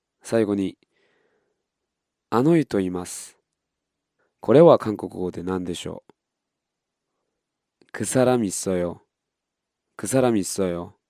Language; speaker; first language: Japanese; non-native, fluent; Korean